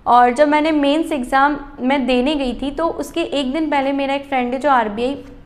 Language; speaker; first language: Hindi; native; Hindi